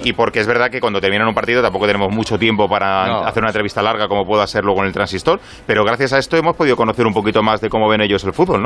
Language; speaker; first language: Spanish; native; Spanish